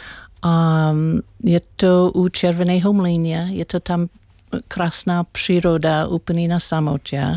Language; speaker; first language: Czech; non-native, learner; English